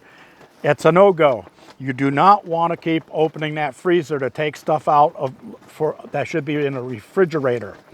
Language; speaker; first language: English; native; English